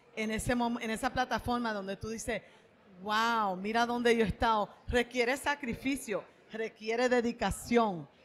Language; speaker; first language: Spanish; native; Spanish